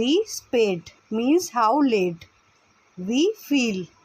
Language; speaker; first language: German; non-native, learner; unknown